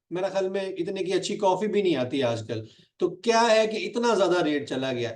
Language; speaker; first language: Urdu; non-native, local second language; Punjabi